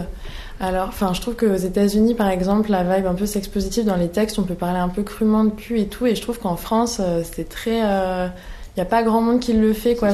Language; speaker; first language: French; native; French